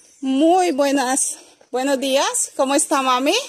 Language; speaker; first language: Spanish; native; Spanish